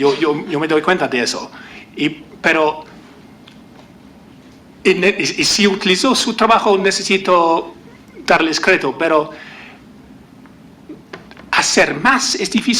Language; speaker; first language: Spanish; non-native, learner; English